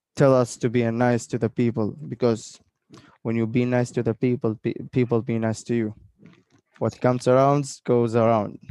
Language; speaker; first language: English; non-native, fluent; Arabic